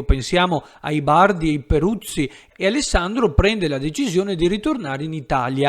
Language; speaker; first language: Italian; native; Italian